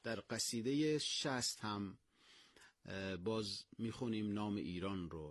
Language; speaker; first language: Persian; native; Persian